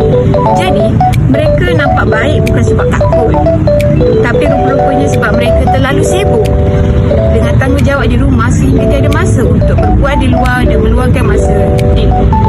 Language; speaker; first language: Malay; native; Malay